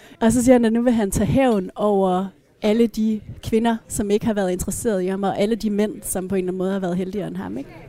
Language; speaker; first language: Danish; native; Danish